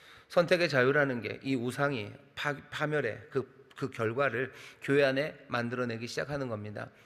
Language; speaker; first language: Korean; native; Korean